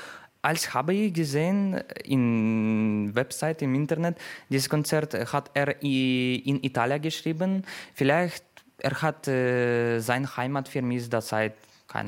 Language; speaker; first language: German; non-native, learner; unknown